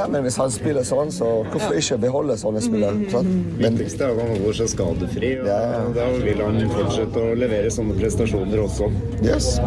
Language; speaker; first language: Norwegian; non-native, fluent; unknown